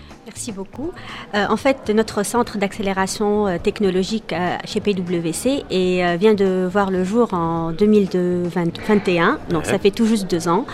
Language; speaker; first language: French; non-native, local second language; Arabic